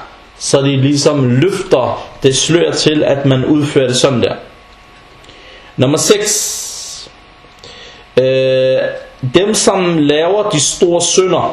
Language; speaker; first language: Danish; early bilingual, other home language; Arabic